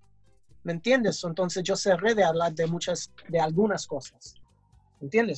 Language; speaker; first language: Spanish; early bilingual, heritage; English